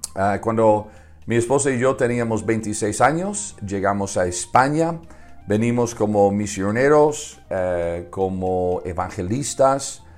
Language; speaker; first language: Spanish; non-native, fluent; English